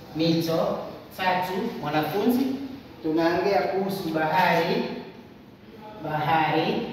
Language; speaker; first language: Swahili; native; Swahili